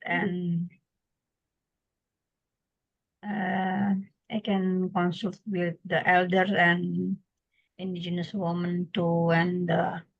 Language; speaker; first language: English; non-native, learner; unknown